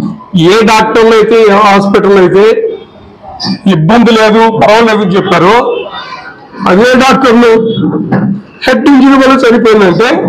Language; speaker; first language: Telugu; native; Telugu